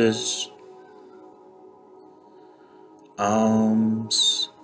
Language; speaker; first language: English; native; English